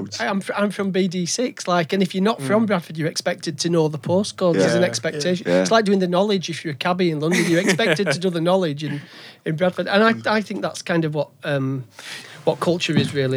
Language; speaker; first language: English; native; English